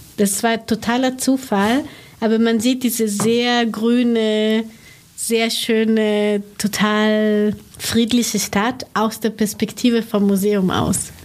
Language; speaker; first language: German; non-native, fluent; Italian